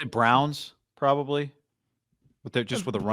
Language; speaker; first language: English; native; English